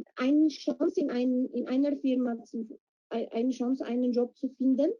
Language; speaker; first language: German; non-native, fluent; Arabic